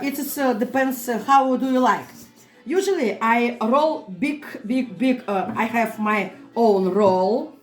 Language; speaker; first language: English; non-native, learner; Russian